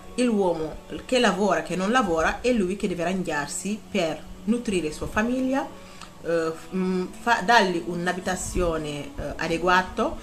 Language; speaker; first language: Italian; non-native, fluent; Wolof